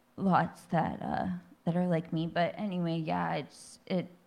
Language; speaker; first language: English; native; English